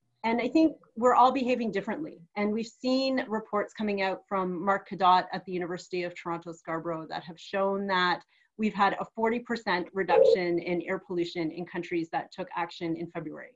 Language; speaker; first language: English; native; English